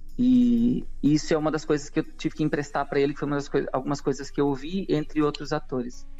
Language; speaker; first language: Portuguese; native; Portuguese